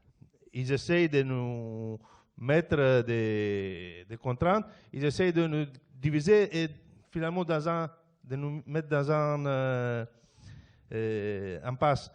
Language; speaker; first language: French; non-native, fluent; Greek